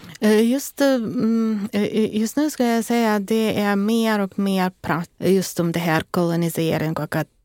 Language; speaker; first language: Swedish; non-native, fluent; Ukrainian